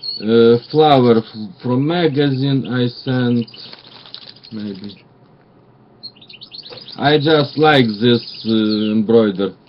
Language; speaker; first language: English; non-native, learner; Russian